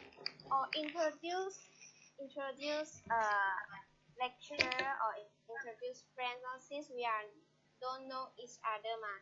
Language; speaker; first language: English; non-native, learner; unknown